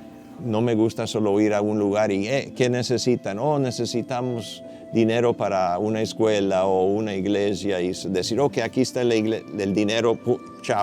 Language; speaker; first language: Spanish; non-native, fluent; Portuguese